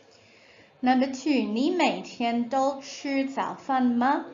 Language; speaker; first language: Chinese; non-native, fluent; English